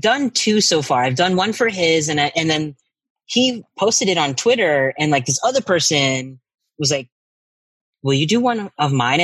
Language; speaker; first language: English; native; English